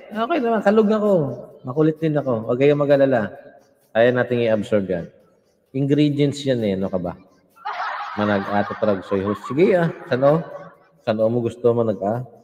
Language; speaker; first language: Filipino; non-native, local second language; Hiligaynon